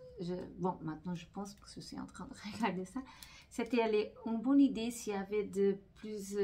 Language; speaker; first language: French; non-native, fluent; Portuguese